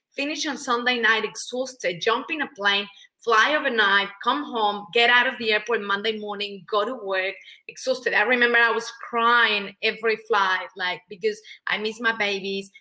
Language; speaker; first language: English; non-native, fluent; Spanish